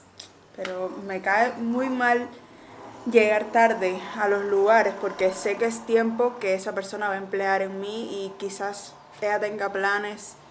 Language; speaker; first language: Spanish; native; Spanish